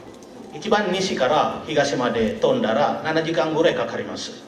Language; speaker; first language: Japanese; non-native, learner; Indonesian